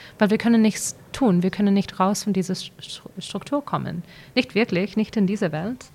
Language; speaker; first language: German; early bilingual, heritage; English